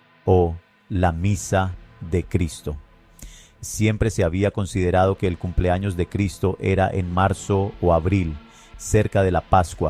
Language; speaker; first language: Spanish; native; Spanish